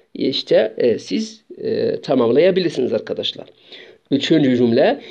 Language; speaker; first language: Turkish; non-native, fluent; Arabic